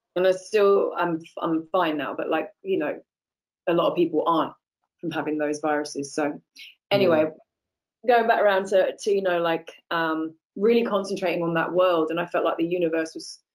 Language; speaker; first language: English; native; English